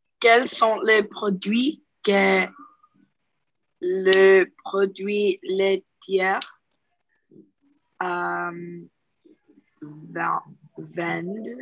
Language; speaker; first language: French; non-native, learner; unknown